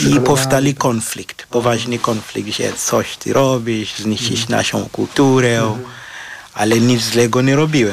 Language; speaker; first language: Polish; non-native, fluent; Shona